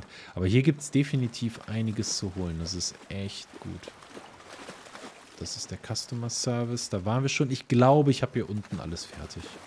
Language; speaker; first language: German; native; German